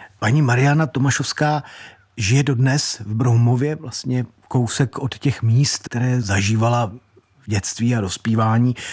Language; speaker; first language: Czech; native; Czech